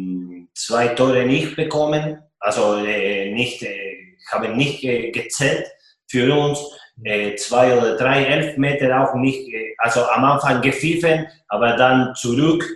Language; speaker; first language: German; non-native, fluent; Spanish